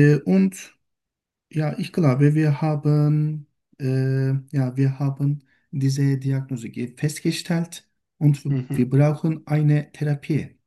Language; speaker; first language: German; non-native, learner; Turkish